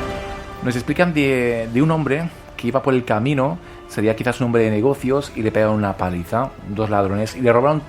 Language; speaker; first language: Spanish; native; Spanish